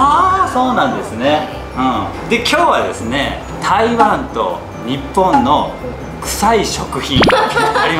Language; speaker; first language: Japanese; native; Japanese